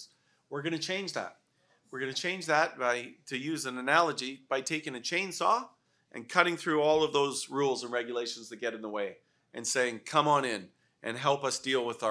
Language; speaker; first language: English; native; English